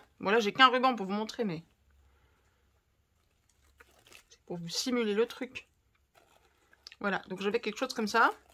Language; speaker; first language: French; native; French